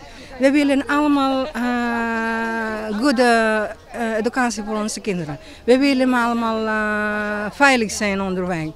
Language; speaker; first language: Dutch; non-native, fluent; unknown